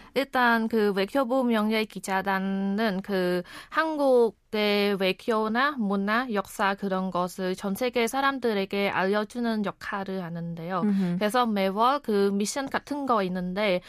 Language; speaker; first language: Korean; non-native, fluent; Khmer